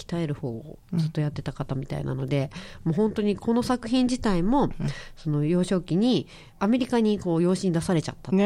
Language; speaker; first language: Japanese; native; Japanese